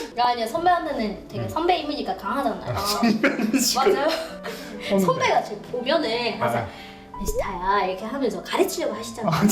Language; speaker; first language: Korean; non-native, fluent; Burmese